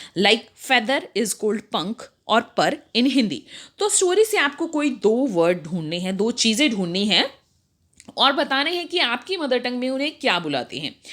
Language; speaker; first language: Hindi; native; Hindi